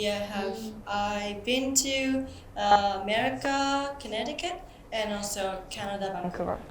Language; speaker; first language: English; non-native, fluent; Japanese